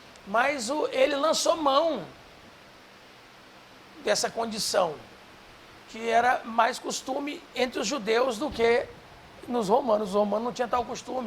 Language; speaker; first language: Portuguese; native; Portuguese